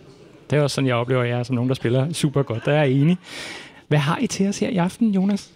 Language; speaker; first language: Danish; native; Danish